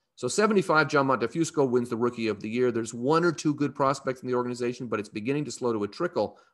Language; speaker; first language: English; native; English